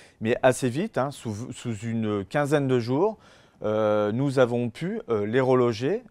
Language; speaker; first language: French; native; French